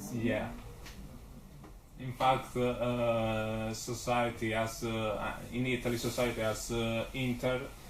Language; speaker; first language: English; non-native, learner; Italian